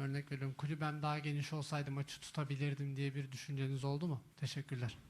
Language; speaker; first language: Turkish; native; Turkish